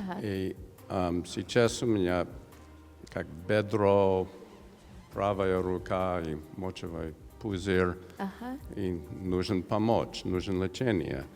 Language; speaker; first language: Russian; non-native, learner; English